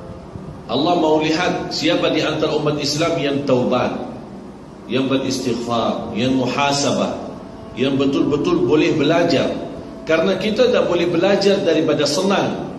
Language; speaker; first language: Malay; non-native, fluent; Arabic